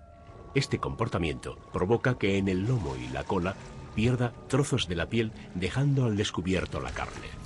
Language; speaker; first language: Spanish; native; Spanish